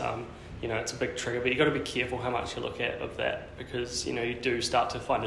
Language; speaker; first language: English; native; English